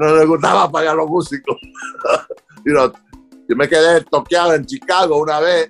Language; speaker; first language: Spanish; early bilingual, other home language; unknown